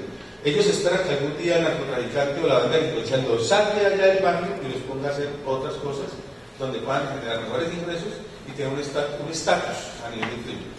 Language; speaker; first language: Spanish; native; Spanish